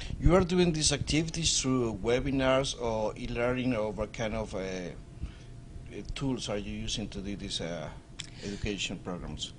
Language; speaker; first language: English; non-native, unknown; Spanish